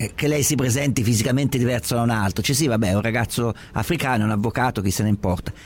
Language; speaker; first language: Italian; native; Italian